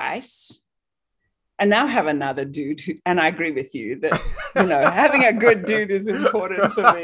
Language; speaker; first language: English; native; English